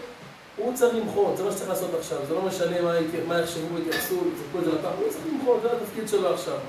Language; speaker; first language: Hebrew; native; Hebrew